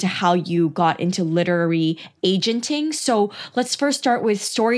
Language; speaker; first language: English; early bilingual, other home language; Chinese